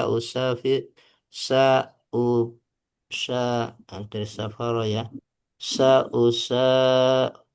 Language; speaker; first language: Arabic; non-native, learner; Indonesian